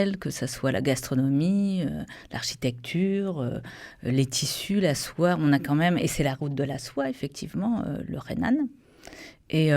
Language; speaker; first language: French; native; French